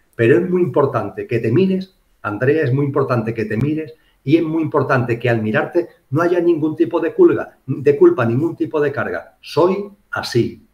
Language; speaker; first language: Spanish; native; Spanish